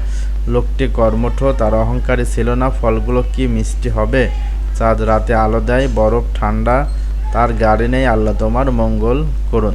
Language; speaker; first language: Bangla; native; Bangla